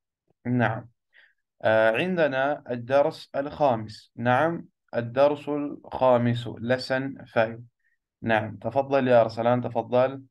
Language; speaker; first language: Arabic; non-native, fluent; Urdu